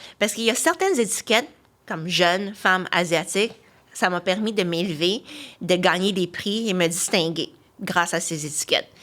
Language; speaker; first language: French; early bilingual, other home language; Chinese